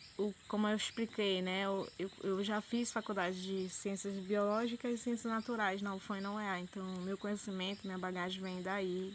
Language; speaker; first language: Portuguese; native; Portuguese